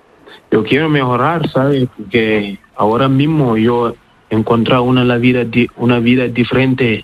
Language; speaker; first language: Spanish; non-native, learner; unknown